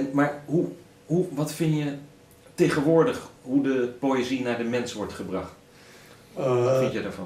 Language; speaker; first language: Dutch; native; Dutch